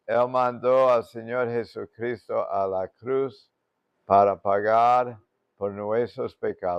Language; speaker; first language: Spanish; non-native, fluent; English